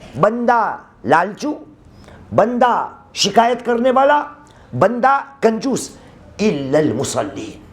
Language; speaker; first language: Urdu; non-native, local second language; Gujarati